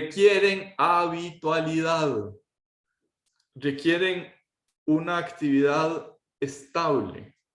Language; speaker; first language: Spanish; native; Spanish